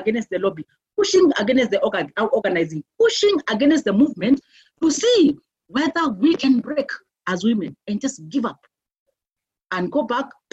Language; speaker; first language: English; non-native, local second language; Meru